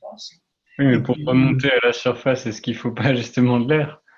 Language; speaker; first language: French; native; French